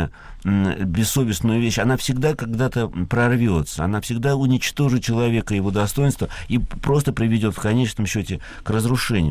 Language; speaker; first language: Russian; native; Russian